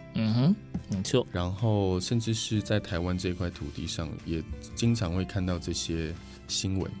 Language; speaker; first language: Chinese; native; Chinese